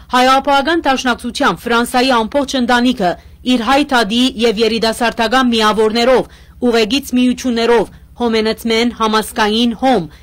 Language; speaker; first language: Armenian; early bilingual, heritage; Armenian